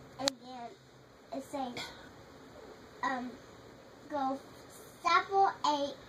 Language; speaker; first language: English; native; English